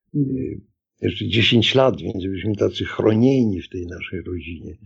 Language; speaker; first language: Polish; native; Polish